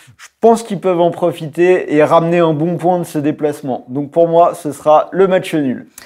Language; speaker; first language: French; native; French